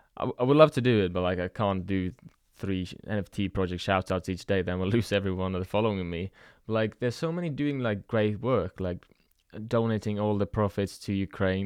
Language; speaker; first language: English; non-native, fluent; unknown